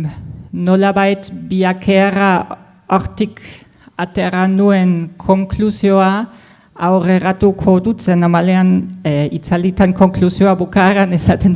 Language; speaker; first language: Basque; non-native, fluent; German